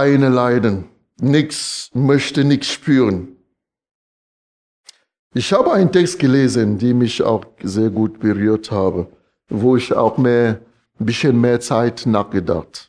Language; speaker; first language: German; non-native, fluent; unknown